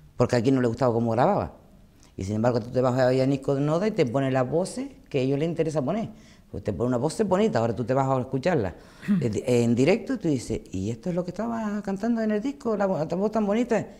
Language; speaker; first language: Spanish; native; Spanish